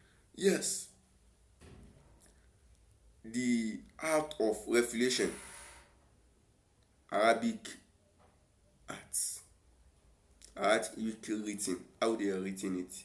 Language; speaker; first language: English; non-native, local second language; Yoruba